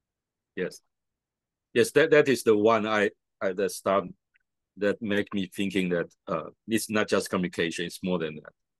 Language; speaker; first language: English; non-native, fluent; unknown